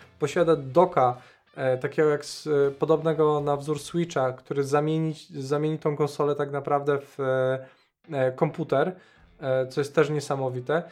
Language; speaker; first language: Polish; native; Polish